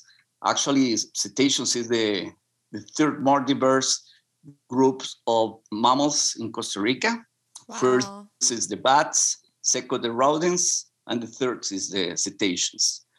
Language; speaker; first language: English; non-native, learner; Spanish